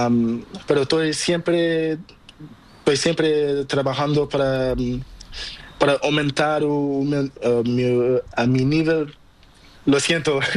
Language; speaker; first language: Spanish; non-native, learner; Portuguese